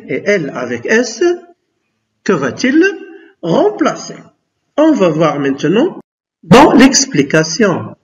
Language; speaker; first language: French; non-native, local second language; Arabic